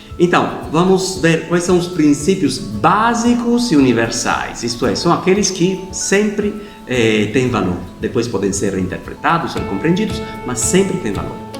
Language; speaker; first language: Portuguese; non-native, fluent; Italian